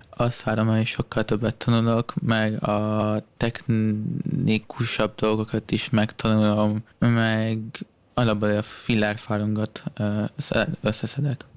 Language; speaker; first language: Hungarian; native; Hungarian